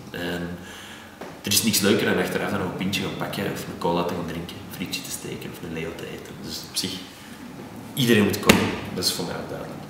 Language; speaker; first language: Dutch; native; Dutch